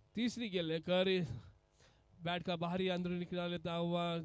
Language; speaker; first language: Hindi; non-native, local second language; Kannada